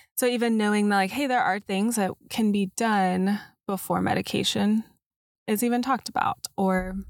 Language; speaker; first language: English; native; English